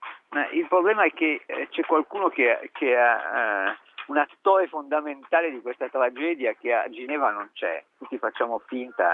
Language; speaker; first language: Italian; native; Italian